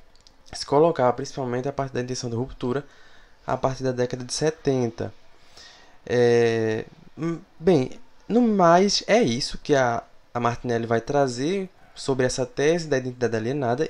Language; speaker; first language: Portuguese; native; Portuguese